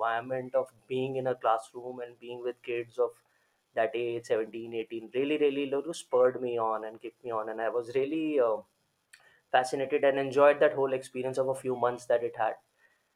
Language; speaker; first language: English; non-native, local second language; Hindi